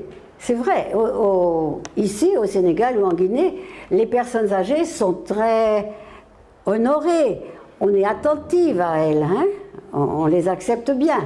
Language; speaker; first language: French; native; French